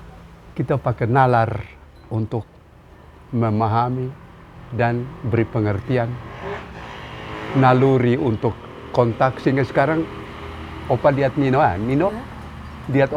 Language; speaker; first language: Indonesian; non-native, local second language; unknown